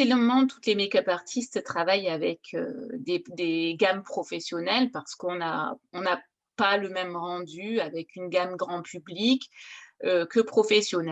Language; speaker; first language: French; native; French